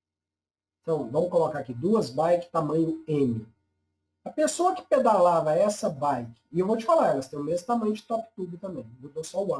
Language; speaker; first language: Portuguese; native; Portuguese